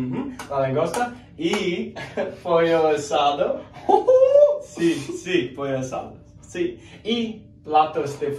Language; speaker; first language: Spanish; non-native, learner; English